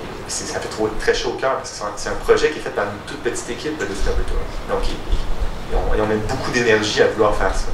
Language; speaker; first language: French; native; French